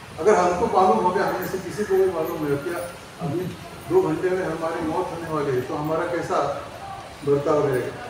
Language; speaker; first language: Hindi; non-native, local second language; Marathi